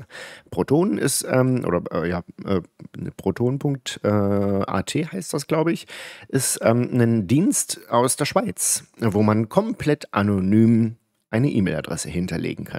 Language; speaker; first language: German; native; German